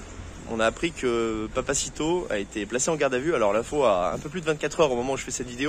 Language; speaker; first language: French; native; French